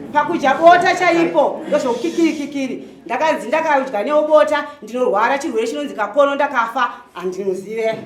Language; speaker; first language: Shona; native; Shona